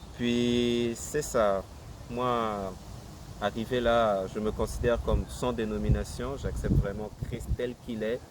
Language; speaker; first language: French; native; French